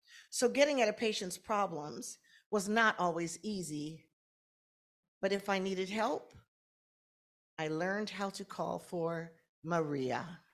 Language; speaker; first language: English; native; English